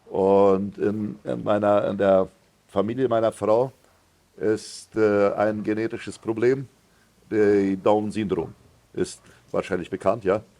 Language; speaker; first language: German; non-native, local second language; Plautdietsch